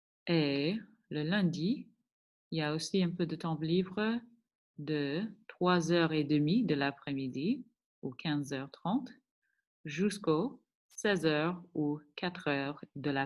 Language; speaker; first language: French; non-native, fluent; English